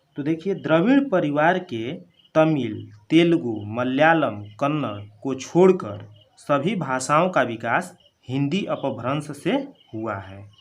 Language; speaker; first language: Hindi; native; Hindi